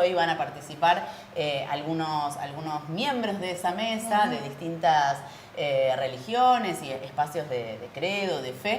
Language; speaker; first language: Spanish; native; Spanish